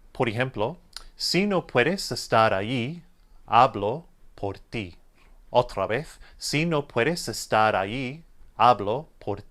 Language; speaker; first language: Spanish; non-native, fluent; English